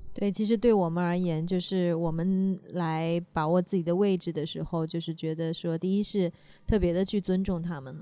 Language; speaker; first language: Chinese; native; Chinese